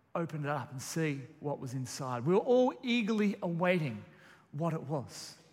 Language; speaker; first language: English; native; English